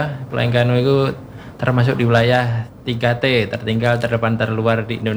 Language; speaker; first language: Indonesian; non-native, local second language; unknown